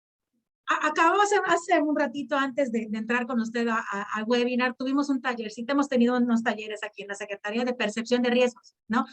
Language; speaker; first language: Spanish; native; Spanish